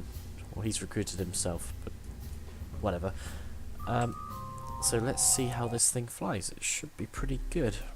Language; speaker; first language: English; native; English